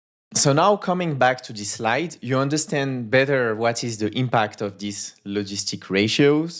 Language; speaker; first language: English; non-native, fluent; French